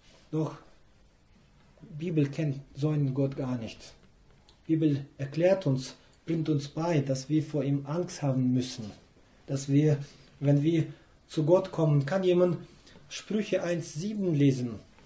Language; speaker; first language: German; non-native, fluent; Russian